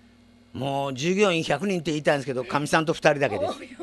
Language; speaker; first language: Japanese; native; Japanese